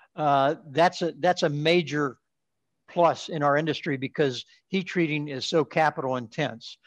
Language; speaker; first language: English; native; English